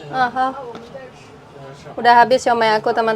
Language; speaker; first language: Indonesian; native; Indonesian